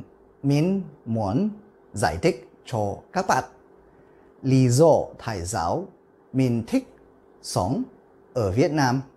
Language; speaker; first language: Vietnamese; non-native, learner; Cantonese